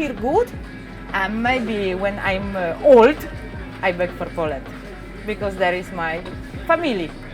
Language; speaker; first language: English; non-native, learner; Polish